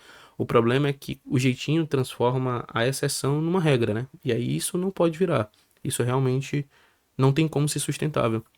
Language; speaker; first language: Portuguese; native; Portuguese